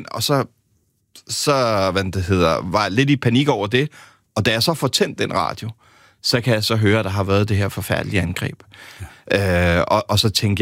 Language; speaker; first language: Danish; native; Danish